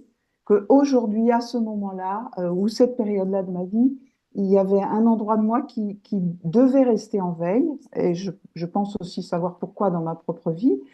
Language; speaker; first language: French; native; French